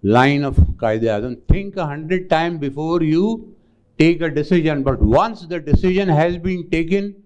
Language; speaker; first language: English; non-native, local second language; Urdu